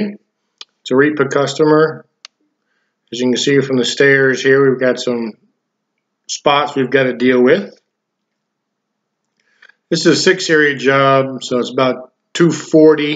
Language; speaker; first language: English; native; English